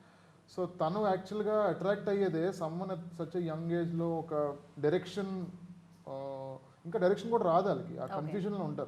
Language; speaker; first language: Telugu; native; Telugu